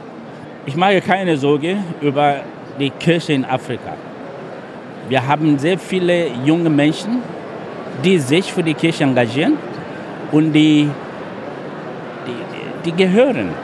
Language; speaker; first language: German; non-native, fluent; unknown